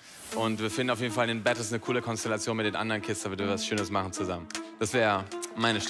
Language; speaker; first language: German; native; German